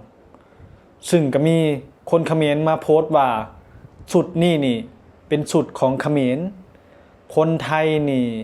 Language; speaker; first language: Thai; non-native, local second language; Northeastern Thai